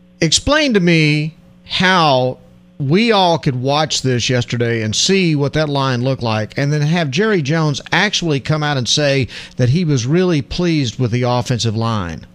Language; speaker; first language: English; native; English